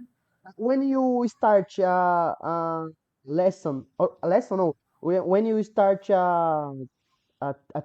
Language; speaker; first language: English; non-native, learner; Portuguese